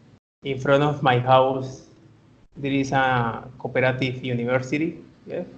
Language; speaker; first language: English; non-native, learner; Spanish